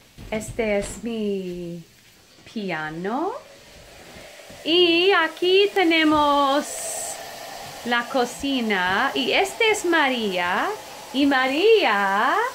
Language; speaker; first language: Spanish; non-native, fluent; English